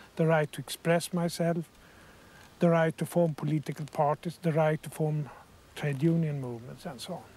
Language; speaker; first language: English; non-native, fluent; Swedish